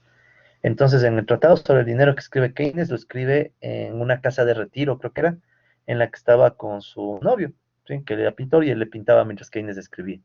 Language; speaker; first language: Spanish; native; Spanish